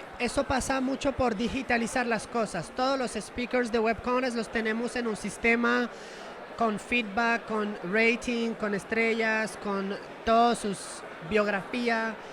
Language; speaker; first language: Spanish; non-native, fluent; French